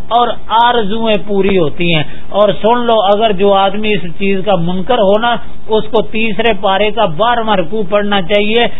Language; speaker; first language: Urdu; non-native, local second language; Dogri